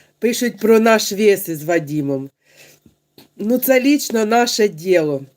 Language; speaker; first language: Ukrainian; non-native, local second language; Russian